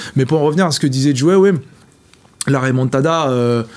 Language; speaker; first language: French; native; French